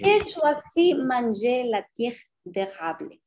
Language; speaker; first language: French; non-native, learner; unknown